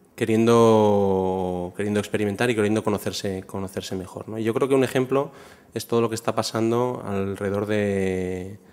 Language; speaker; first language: Spanish; non-native, local second language; Catalan